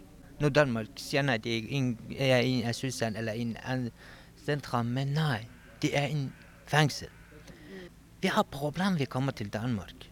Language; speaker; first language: Danish; non-native, learner; Kurdish